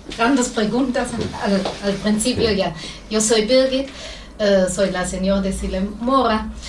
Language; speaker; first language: Spanish; non-native, fluent; German